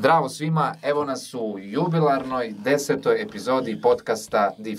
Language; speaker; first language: Serbian; native; Serbian